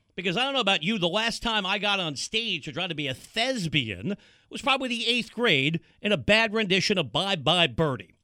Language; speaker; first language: English; native; English